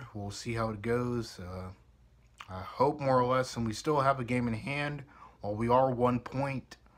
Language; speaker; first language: English; native; English